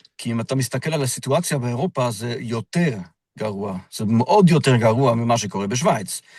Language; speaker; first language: Hebrew; non-native, fluent; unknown